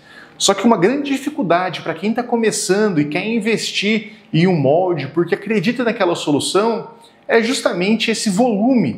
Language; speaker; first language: Portuguese; native; Portuguese